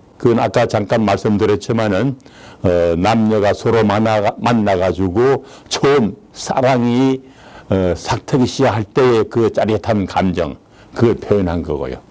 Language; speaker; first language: Korean; native; Korean